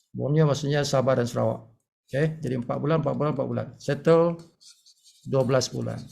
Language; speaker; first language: Malay; native; Malay